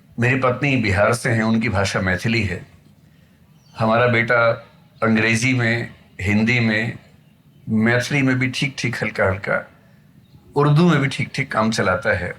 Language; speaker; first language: Hindi; native; Hindi